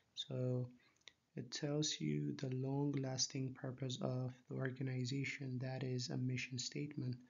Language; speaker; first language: English; non-native, local second language; Amharic